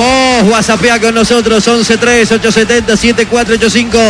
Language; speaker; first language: Spanish; native; Spanish